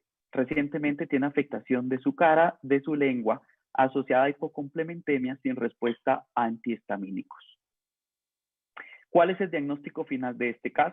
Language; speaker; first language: Spanish; native; Spanish